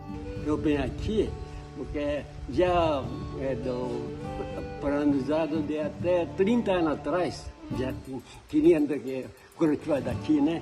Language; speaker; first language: Portuguese; non-native, learner; Japanese